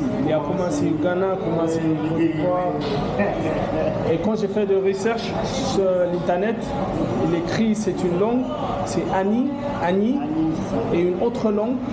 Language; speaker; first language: French; non-native, learner; English